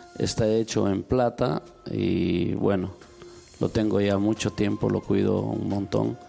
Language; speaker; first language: Spanish; non-native, local second language; Quechua